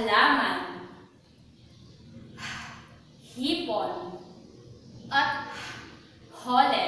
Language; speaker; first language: Filipino; native; Filipino